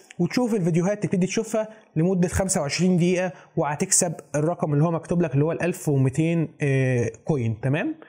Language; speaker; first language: Arabic; native; Arabic